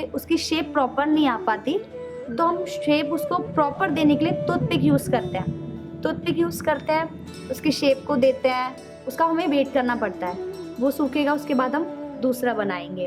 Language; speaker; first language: Hindi; native; Hindi